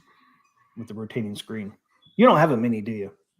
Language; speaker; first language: English; native; English